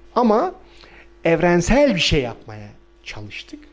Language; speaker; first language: Turkish; non-native, local second language; Adyghe